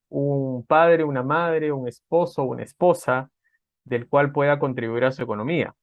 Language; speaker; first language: Spanish; native; Spanish